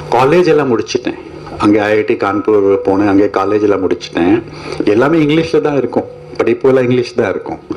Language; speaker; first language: Tamil; non-native, fluent; Hindi